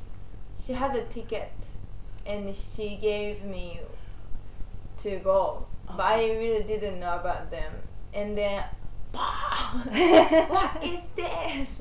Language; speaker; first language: English; non-native, learner; Japanese